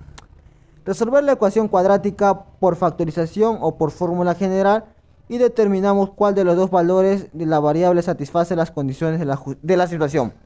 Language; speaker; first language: Spanish; native; Spanish